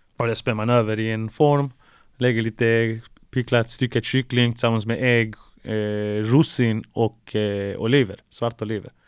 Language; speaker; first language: Swedish; early bilingual, other home language; Spanish